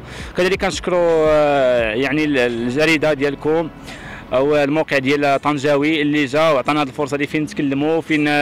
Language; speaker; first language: Arabic; native; Arabic